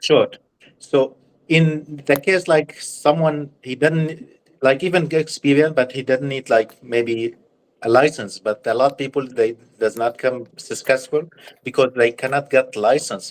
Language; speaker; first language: English; non-native, learner; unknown